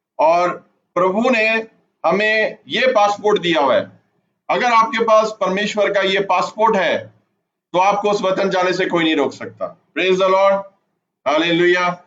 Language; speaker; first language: Urdu; non-native, local second language; Punjabi